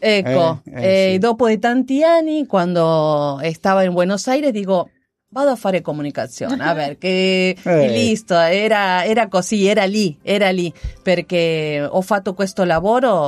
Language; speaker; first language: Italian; non-native, learner; Spanish